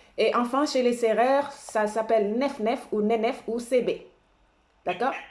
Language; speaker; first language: French; non-native, local second language; Wolof